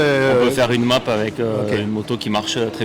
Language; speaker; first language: French; native; French